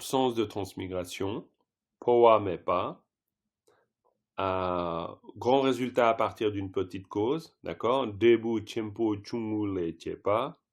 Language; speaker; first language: French; native; French